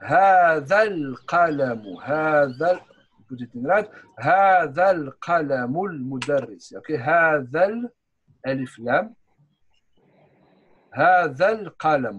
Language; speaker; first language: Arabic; non-native, fluent; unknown